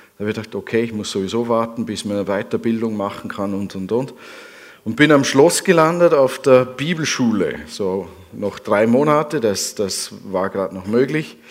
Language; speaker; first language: German; native; German